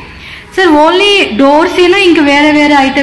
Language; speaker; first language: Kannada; non-native, learner; Telugu